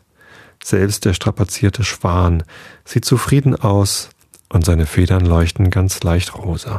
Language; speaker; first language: German; native; German